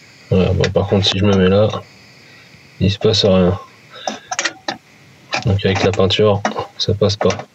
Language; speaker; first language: French; native; French